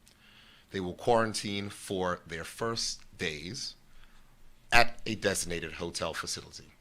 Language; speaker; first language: English; native; English